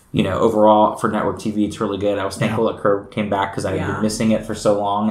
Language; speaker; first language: English; native; English